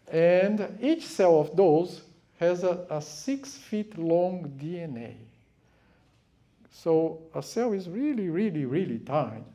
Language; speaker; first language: English; non-native, fluent; Portuguese